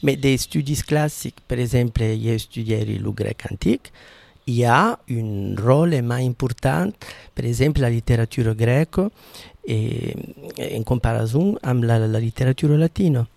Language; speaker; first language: French; non-native, fluent; Italian